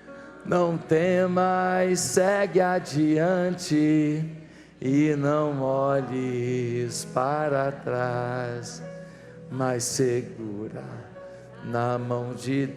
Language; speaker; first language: Portuguese; native; Portuguese